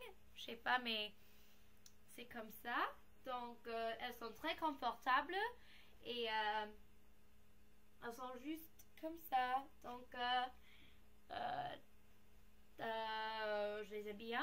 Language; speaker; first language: French; non-native, learner; English